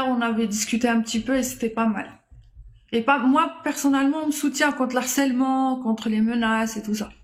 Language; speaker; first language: French; native; French